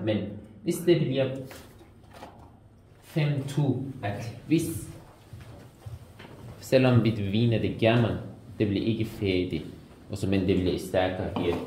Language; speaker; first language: Danish; non-native, learner; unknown